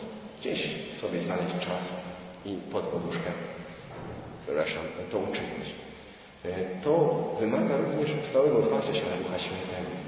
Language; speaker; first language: Polish; native; Polish